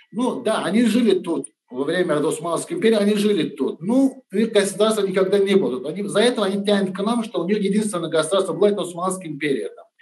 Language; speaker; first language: Russian; non-native, learner; Turkish